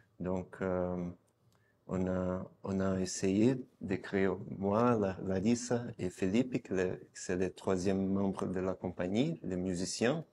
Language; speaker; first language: French; non-native, fluent; Portuguese